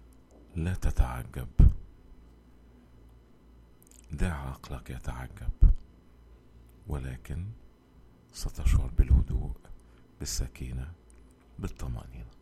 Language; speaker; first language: Arabic; native; Arabic